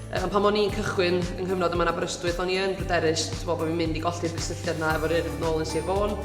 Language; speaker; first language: Welsh; native; Welsh